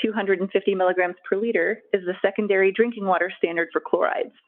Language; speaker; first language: English; native; English